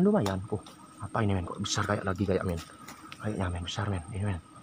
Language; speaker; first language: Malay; non-native, local second language; Javanese